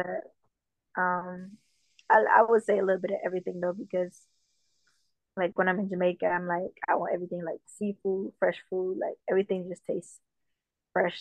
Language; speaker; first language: English; native; English